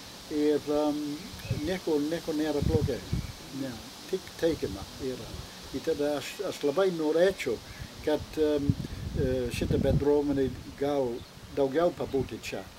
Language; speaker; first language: Lithuanian; non-native, learner; English